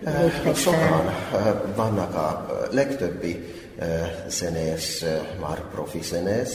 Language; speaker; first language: Hungarian; non-native, fluent; Finnish